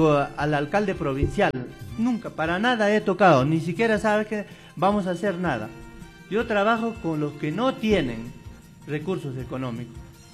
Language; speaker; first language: Spanish; native; Spanish